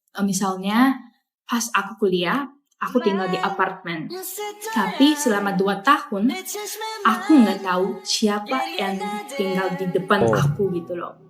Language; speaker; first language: Indonesian; non-native, fluent; Japanese